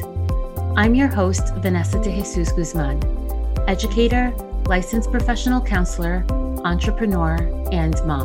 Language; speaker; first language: English; early bilingual, other home language; Spanish